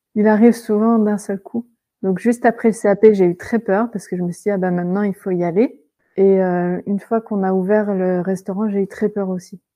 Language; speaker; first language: French; native; French